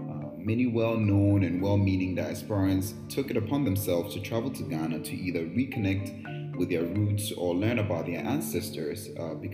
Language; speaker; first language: English; non-native, local second language; Akan